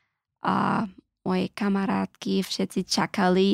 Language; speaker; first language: Slovak; non-native, learner; Pashto